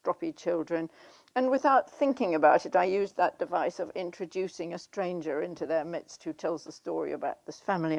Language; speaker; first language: English; native; English